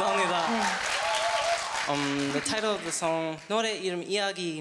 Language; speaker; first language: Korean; non-native, learner; English